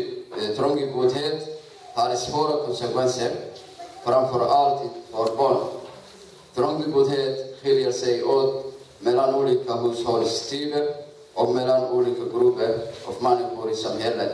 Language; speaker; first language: Swedish; non-native, learner; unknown